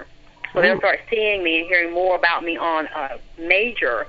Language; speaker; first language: English; native; English